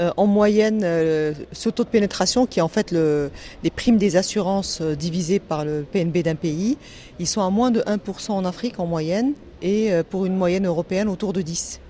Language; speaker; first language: French; non-native, local second language; Arabic